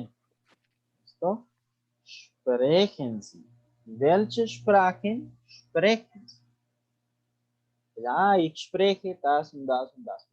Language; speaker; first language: German; non-native, fluent; Spanish